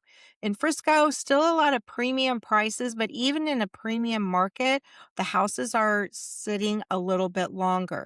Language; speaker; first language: English; native; English